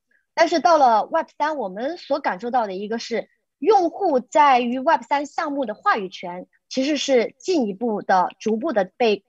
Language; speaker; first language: Chinese; native; Chinese